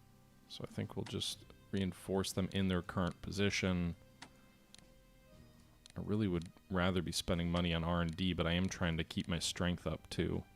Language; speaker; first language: English; native; English